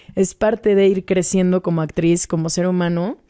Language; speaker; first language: Spanish; native; Spanish